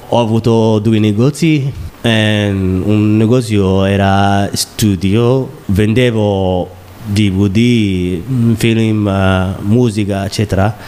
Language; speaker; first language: Italian; non-native, learner; Somali